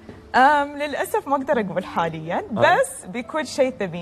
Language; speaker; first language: Arabic; native; Arabic